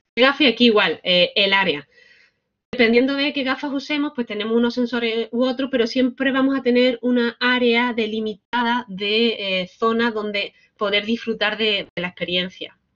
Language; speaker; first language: Spanish; native; Spanish